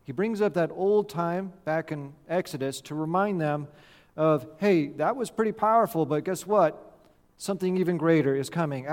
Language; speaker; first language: English; native; English